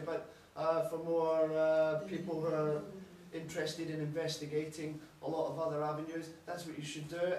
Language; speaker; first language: English; native; English